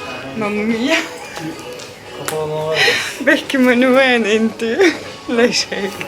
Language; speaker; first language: Arabic; non-native, learner; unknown